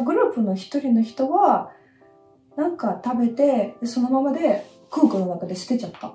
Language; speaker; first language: Japanese; non-native, fluent; Russian